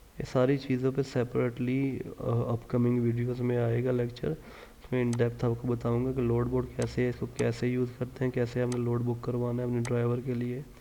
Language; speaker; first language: Urdu; non-native, local second language; Punjabi